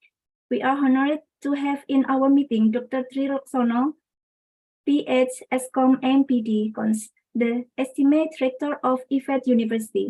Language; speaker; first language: English; non-native, local second language; Indonesian